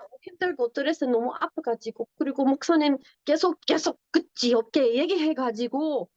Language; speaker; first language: Korean; non-native, learner; English